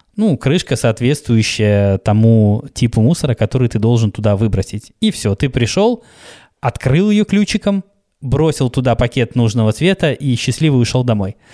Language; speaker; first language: Russian; native; Russian